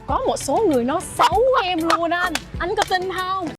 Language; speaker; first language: Vietnamese; non-native, fluent; English